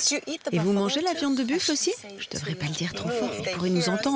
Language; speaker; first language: French; native; French